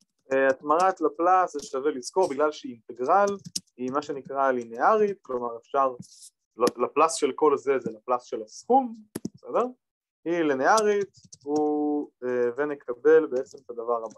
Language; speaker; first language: Hebrew; native; Hebrew